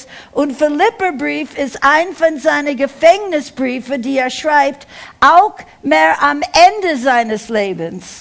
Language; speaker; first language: German; non-native, fluent; English